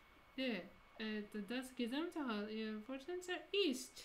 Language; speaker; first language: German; non-native, learner; Japanese